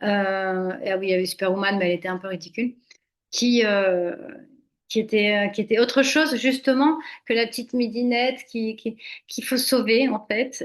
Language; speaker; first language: French; native; French